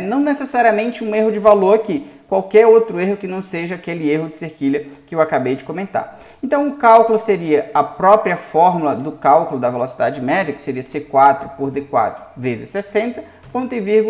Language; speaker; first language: Portuguese; native; Portuguese